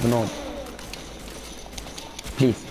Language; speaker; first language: Arabic; native; Arabic